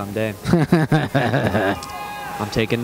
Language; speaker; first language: English; native; English